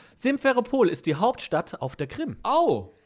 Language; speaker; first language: German; native; German